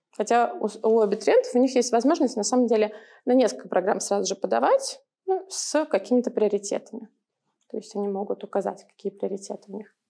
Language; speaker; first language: Russian; native; Russian